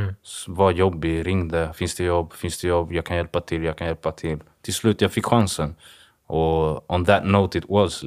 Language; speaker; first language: Swedish; early bilingual, other home language; Swahili